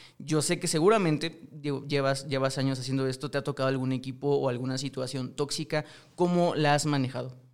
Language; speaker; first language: Spanish; native; Spanish